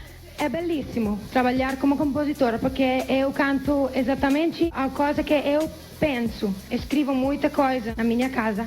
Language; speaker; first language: Portuguese; non-native, learner; Italian